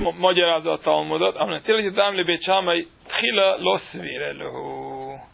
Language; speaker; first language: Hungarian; non-native, fluent; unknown